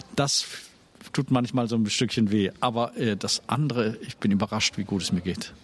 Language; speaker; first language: German; native; German